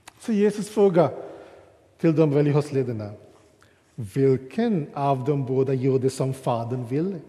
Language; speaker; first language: Swedish; non-native, fluent; English